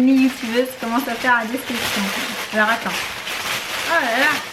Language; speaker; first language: French; native; French